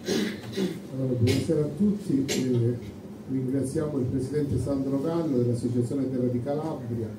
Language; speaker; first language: Italian; native; Italian